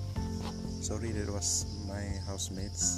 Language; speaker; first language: English; non-native, local second language; Malay